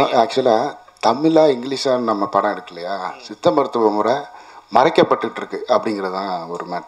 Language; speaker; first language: Tamil; native; Tamil